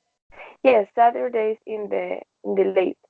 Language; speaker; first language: English; non-native, learner; Spanish